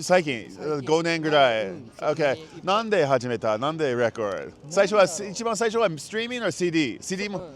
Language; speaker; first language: Japanese; non-native, learner; English